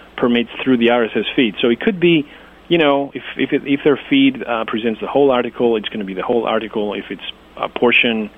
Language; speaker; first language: English; non-native, fluent; Greek